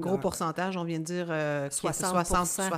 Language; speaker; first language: French; native; French